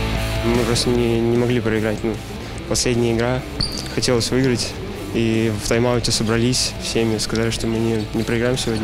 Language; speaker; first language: Russian; native; Russian